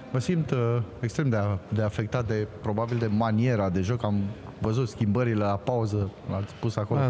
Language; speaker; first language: Romanian; native; Romanian